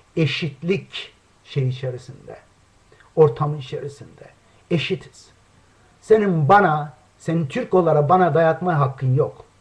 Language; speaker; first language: Turkish; non-native, local second language; Kurdish